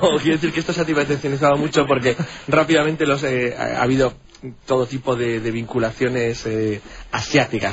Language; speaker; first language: Spanish; native; Spanish